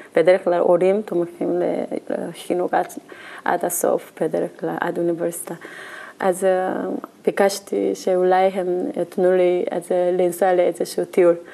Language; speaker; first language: Hebrew; non-native, learner; Korean